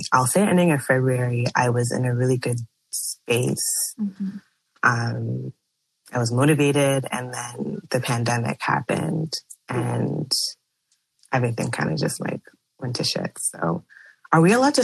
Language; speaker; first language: English; native; English